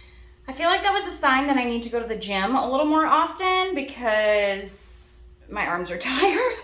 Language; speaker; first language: English; native; English